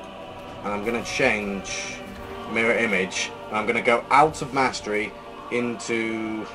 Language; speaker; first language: English; native; English